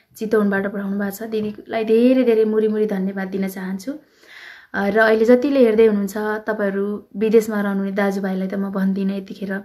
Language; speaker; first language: Nepali; native; Nepali